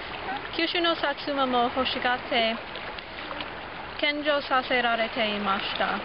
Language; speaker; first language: Japanese; non-native, learner; English